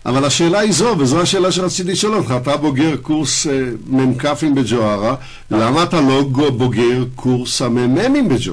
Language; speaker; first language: Hebrew; native; Hebrew